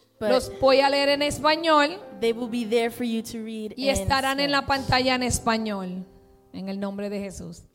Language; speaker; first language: Spanish; early bilingual, heritage; Spanish